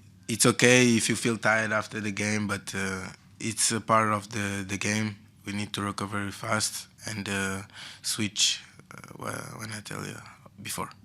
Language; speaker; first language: English; non-native, fluent; Portuguese